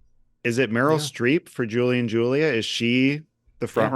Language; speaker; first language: English; native; English